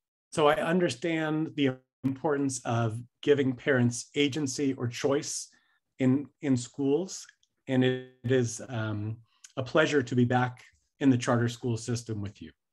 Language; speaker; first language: English; native; English